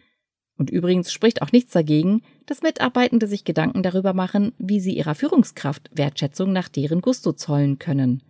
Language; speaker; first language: German; native; German